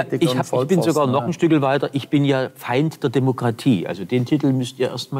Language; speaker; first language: German; native; German